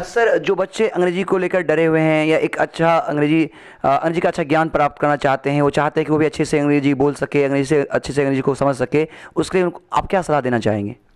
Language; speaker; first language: Hindi; native; Hindi